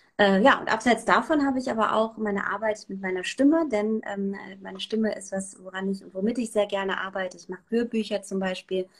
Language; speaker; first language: German; early bilingual, other home language; Persian